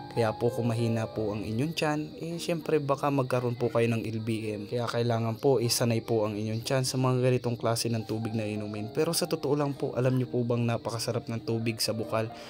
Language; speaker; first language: Filipino; non-native, local second language; Bikol